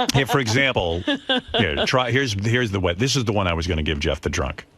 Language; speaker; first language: English; native; English